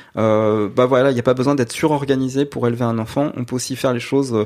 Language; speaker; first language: French; native; French